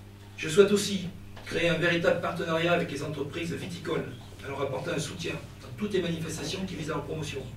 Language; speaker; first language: French; native; French